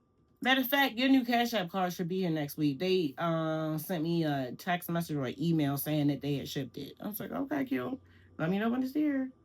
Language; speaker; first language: English; native; English